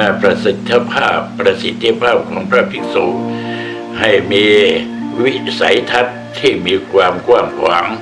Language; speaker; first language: Thai; native; Thai